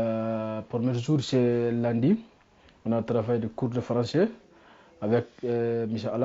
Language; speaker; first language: French; non-native, learner; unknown